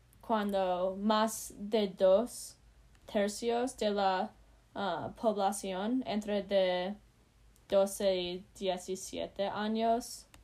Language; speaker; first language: Spanish; non-native, learner; English